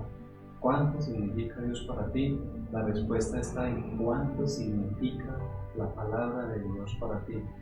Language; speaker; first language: Spanish; native; Spanish